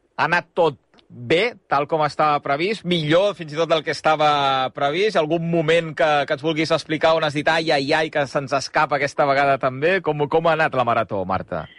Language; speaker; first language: Catalan; native; Catalan